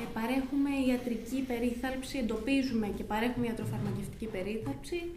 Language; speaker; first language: Greek; native; Greek